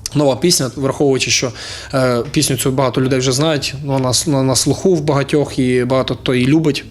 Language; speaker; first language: Ukrainian; native; Ukrainian